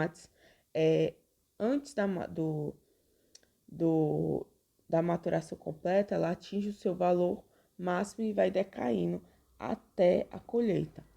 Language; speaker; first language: Portuguese; native; Portuguese